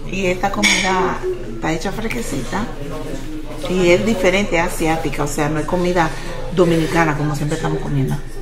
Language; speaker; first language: Spanish; early bilingual, heritage; Spanish